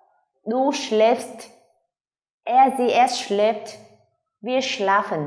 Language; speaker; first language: German; non-native, fluent; Vietnamese